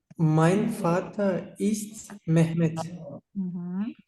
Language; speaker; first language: German; non-native, learner; Turkish